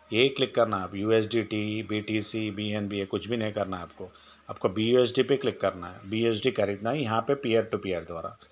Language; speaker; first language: Hindi; non-native, local second language; Telugu